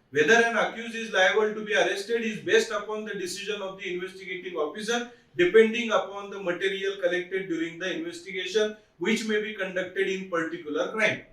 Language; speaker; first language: English; non-native, local second language; Marathi